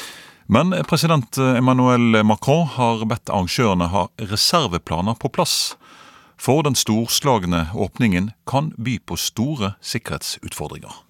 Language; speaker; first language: Norwegian; native; Norwegian